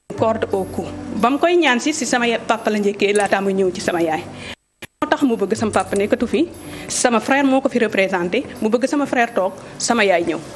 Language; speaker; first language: Wolof; non-native, local second language; Serer